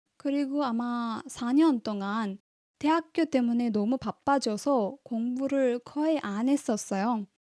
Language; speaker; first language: Korean; non-native, fluent; Tamil